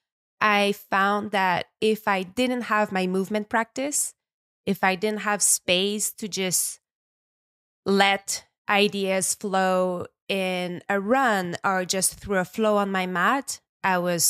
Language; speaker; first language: English; non-native, fluent; French